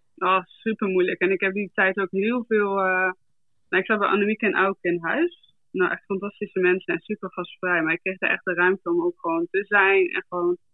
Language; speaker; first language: Dutch; native; Dutch